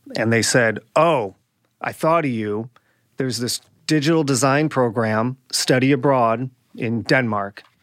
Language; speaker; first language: English; native; English